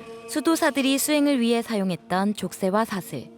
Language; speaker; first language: Korean; native; Korean